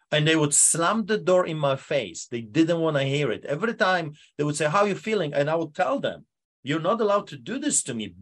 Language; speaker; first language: English; non-native, fluent; Polish